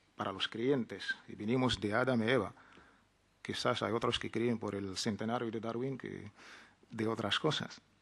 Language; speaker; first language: Spanish; non-native, fluent; Arabic